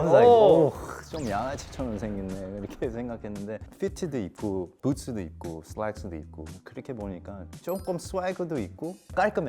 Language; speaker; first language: Korean; early bilingual, heritage; English